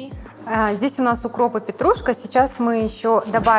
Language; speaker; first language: Russian; native; Russian